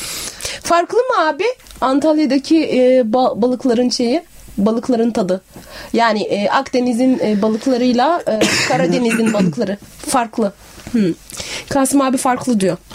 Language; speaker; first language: Turkish; non-native, fluent; Arabic